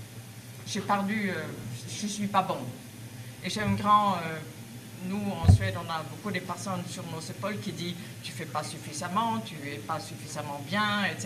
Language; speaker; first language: French; non-native, fluent; Swedish